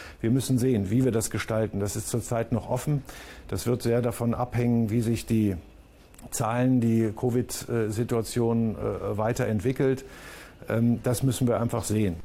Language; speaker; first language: German; native; German